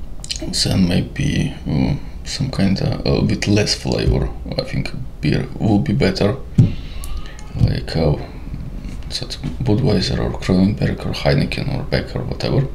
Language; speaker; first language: English; non-native, learner; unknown